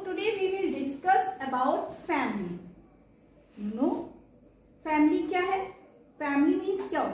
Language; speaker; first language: Hindi; native; Hindi